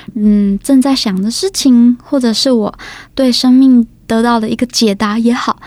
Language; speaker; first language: Chinese; native; Chinese